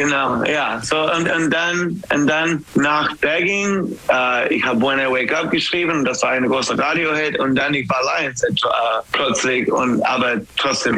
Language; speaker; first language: German; non-native, learner; English